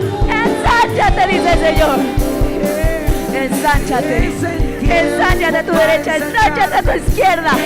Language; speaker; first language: Spanish; native; Spanish